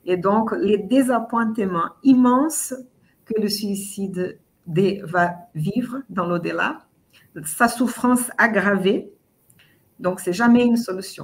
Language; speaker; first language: French; non-native, fluent; Portuguese